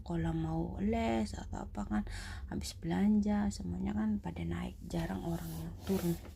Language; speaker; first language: Indonesian; native; Indonesian